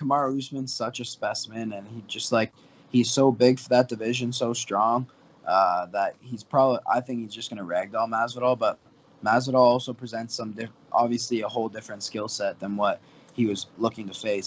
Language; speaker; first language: English; native; English